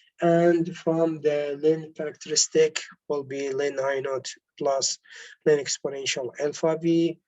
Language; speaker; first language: English; non-native, local second language; Arabic